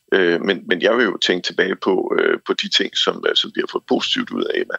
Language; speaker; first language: Danish; native; Danish